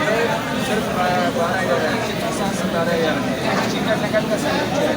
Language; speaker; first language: Hindi; non-native, learner; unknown